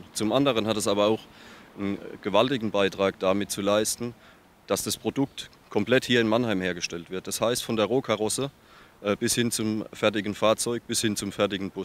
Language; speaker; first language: German; native; German